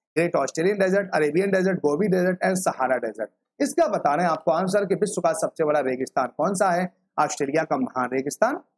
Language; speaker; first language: Hindi; native; Hindi